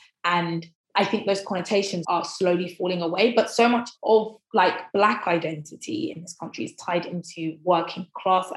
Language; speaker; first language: English; native; English